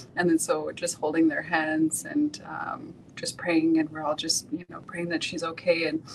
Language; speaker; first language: English; native; English